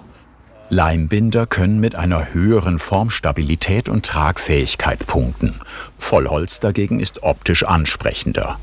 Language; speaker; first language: German; native; German